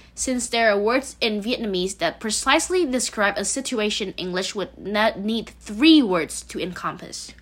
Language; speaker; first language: English; non-native, fluent; Vietnamese